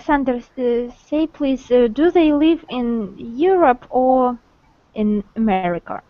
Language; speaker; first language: English; non-native, learner; Russian